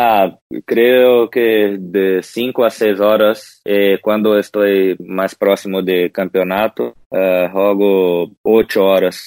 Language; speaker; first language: Spanish; non-native, learner; Portuguese